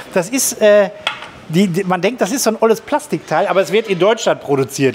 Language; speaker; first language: German; native; German